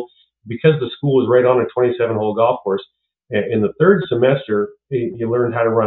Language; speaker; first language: English; native; English